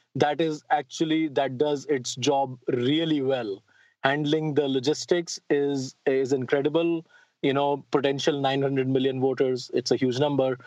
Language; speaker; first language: English; non-native, local second language; Hindi